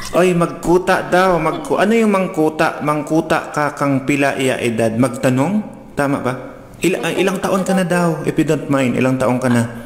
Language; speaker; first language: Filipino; non-native, local second language; Cebuano